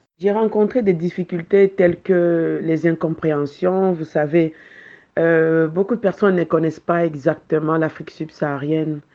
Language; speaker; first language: French; non-native, local second language; Lingala